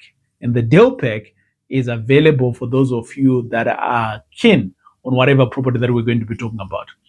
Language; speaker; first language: English; non-native, local second language; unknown